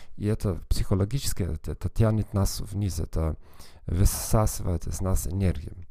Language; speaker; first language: Russian; non-native, fluent; German